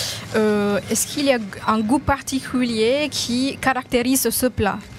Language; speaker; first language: French; non-native, fluent; Indonesian